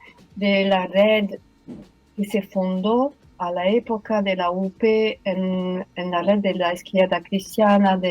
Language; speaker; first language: Spanish; non-native, fluent; French